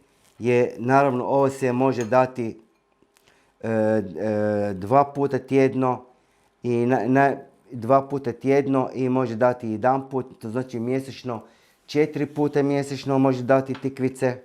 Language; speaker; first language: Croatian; non-native, fluent; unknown